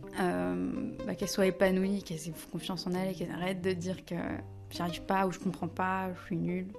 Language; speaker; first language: French; native; French